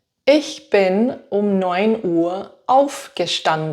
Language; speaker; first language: German; non-native, fluent; English